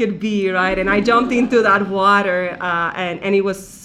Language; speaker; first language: English; non-native, fluent; Spanish